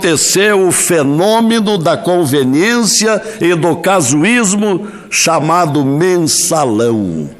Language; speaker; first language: Portuguese; native; Portuguese